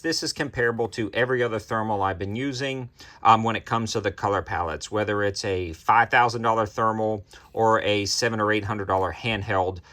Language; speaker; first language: English; native; English